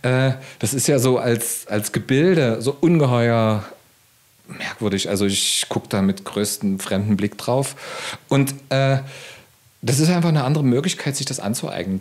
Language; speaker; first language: German; native; German